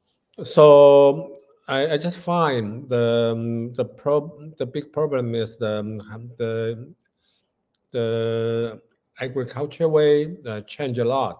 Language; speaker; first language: English; non-native, learner; Chinese